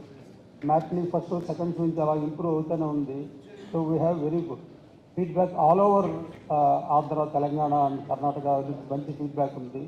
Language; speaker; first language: Telugu; native; Telugu